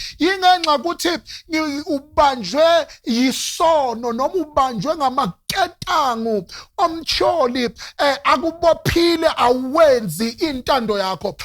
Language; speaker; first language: Zulu; non-native, local second language; Northern Sotho